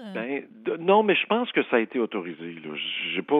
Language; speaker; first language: French; native; French